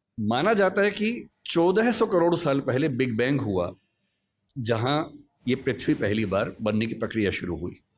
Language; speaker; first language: Hindi; native; Hindi